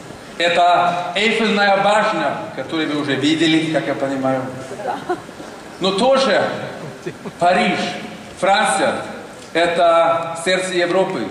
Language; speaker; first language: Russian; non-native, learner; Swedish